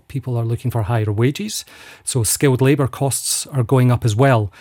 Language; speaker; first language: English; native; English